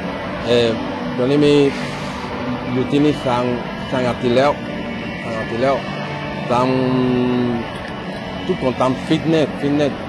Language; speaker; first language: Thai; non-native, learner; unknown